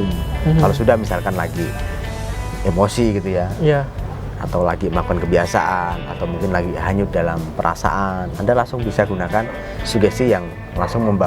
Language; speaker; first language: Indonesian; native; Indonesian